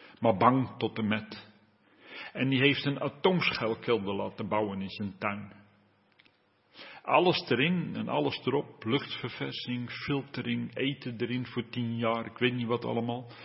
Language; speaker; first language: Dutch; native; Dutch